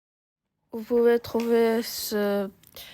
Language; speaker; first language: French; non-native, learner; Japanese